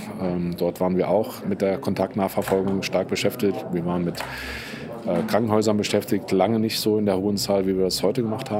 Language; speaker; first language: German; native; German